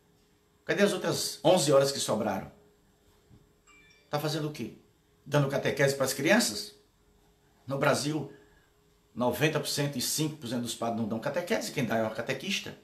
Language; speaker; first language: Portuguese; native; Portuguese